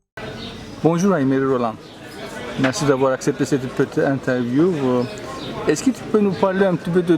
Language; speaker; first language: French; non-native, fluent; Turkish